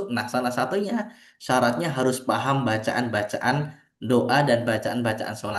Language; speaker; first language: Malay; native; Malay